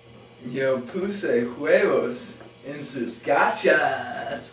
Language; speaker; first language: Spanish; non-native, learner; English